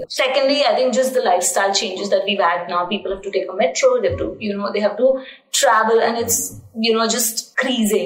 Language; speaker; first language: English; non-native, local second language; Hindi